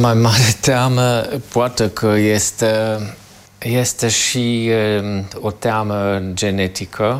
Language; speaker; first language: Romanian; non-native, fluent; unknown